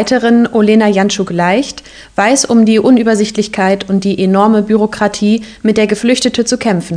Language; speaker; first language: German; native; German